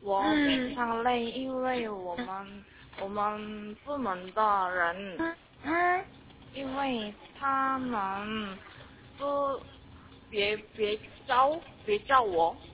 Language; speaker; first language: Chinese; non-native, learner; Korean